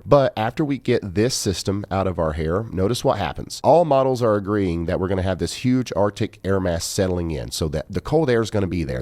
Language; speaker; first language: English; native; English